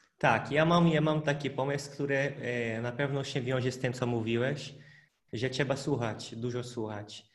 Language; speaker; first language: Polish; non-native, fluent; Portuguese